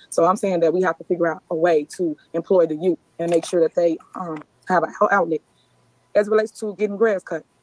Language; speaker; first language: English; native; English